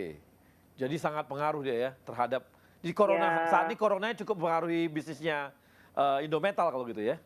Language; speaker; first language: Indonesian; native; Indonesian